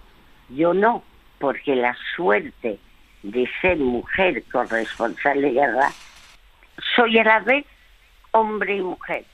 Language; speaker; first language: Spanish; early bilingual, other home language; French